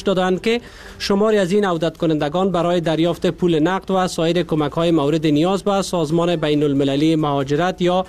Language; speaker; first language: Persian; native; Persian